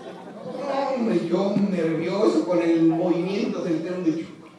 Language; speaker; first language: Spanish; native; Spanish